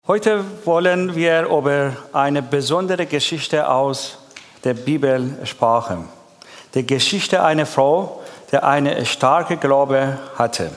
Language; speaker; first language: German; non-native, learner; Persian